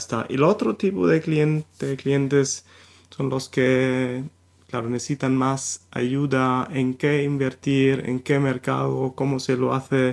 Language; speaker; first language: Spanish; non-native, fluent; German